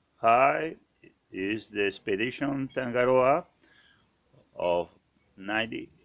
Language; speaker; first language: English; non-native, learner; Spanish